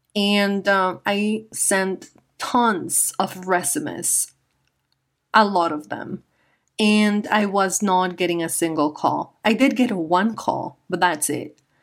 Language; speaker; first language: English; non-native, fluent; Spanish